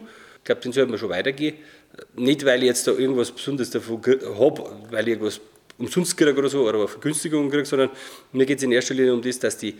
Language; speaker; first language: German; native; German